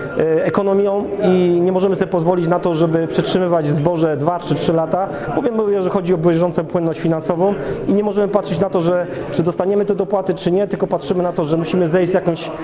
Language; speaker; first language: Polish; native; Polish